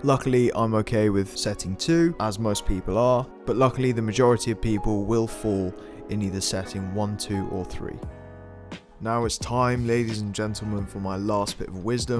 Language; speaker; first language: English; native; English